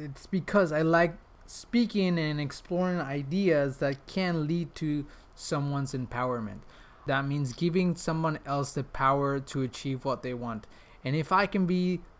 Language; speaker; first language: English; non-native, fluent; Spanish